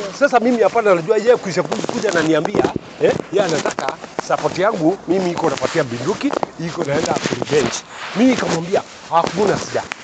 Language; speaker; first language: Swahili; non-native, local second language; Somali